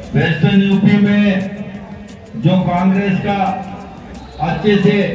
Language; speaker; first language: Hindi; non-native, local second language; Kannada